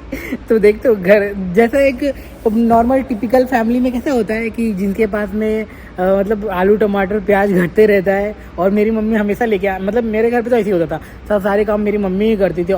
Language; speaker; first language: Hindi; native; Hindi